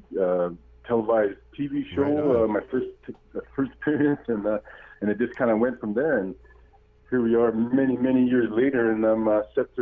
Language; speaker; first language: English; native; English